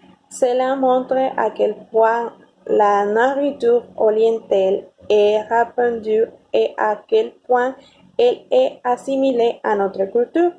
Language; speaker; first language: French; non-native, learner; Spanish